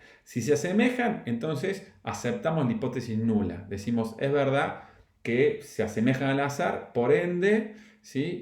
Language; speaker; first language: Spanish; native; Spanish